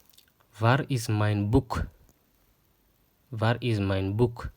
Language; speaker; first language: Dutch; non-native, fluent; Tigrinya